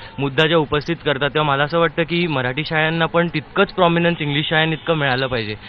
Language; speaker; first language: Marathi; native; Marathi